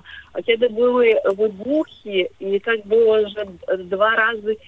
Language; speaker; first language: Polish; non-native, learner; Ukrainian